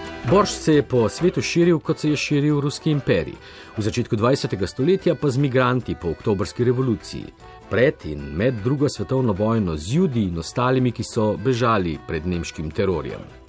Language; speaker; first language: Slovenian; native; Slovenian